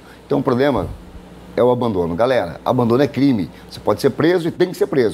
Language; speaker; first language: Portuguese; native; Portuguese